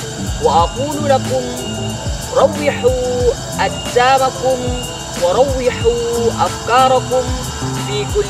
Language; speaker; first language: Arabic; non-native, learner; Indonesian